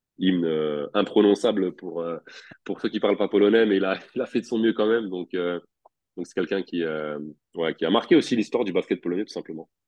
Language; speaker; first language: French; native; French